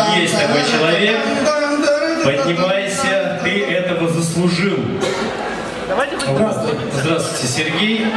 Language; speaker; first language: Russian; native; Russian